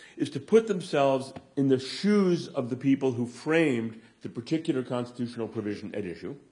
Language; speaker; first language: English; native; English